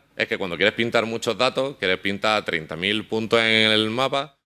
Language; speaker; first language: Spanish; native; Spanish